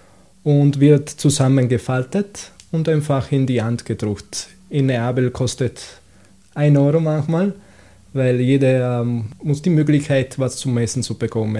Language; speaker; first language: German; non-native, fluent; Italian